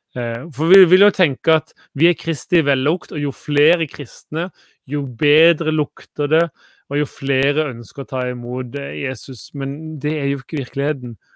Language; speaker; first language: Norwegian; native; Norwegian